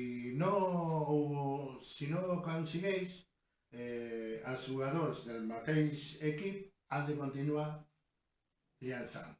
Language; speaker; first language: Catalan; non-native, learner; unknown